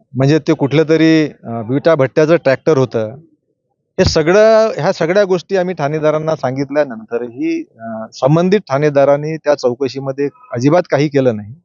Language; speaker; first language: Marathi; native; Marathi